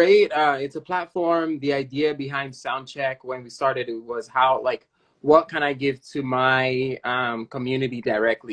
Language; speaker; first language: English; non-native, local second language; Yoruba